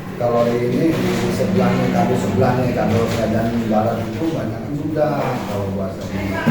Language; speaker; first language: Indonesian; non-native, local second language; Javanese